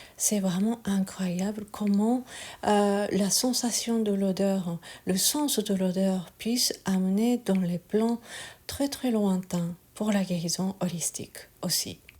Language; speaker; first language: French; non-native, fluent; Japanese